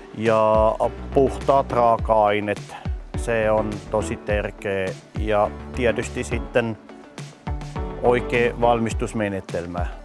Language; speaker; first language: Finnish; non-native, fluent; German